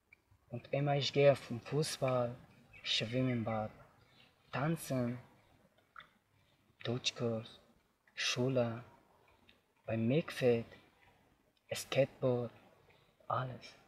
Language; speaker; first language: German; non-native, learner; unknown